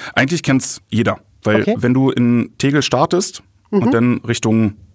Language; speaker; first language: German; native; German